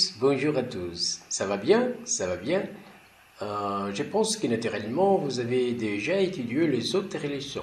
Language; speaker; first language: French; non-native, learner; Portuguese